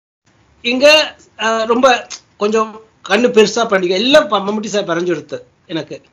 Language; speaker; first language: Tamil; early bilingual, heritage; Tamil